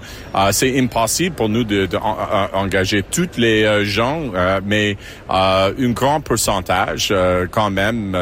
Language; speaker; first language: French; non-native, local second language; English